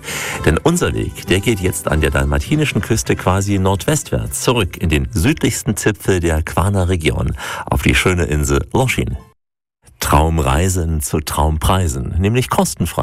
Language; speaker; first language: German; native; German